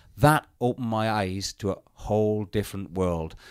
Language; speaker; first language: English; native; English